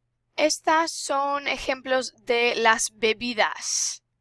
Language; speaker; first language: Spanish; non-native, fluent; English